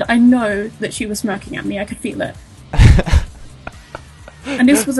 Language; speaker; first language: English; native; English